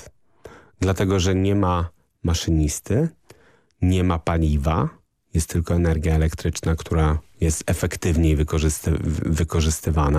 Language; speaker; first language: Polish; native; Polish